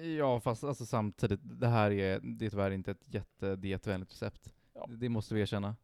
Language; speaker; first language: Swedish; non-native, fluent; Italian